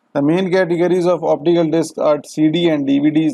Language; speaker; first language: English; non-native, local second language; Urdu